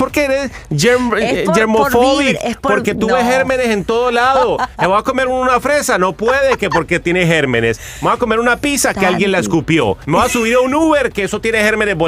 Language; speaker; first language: Spanish; native; Spanish